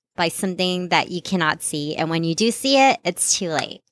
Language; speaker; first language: English; non-native, local second language; Filipino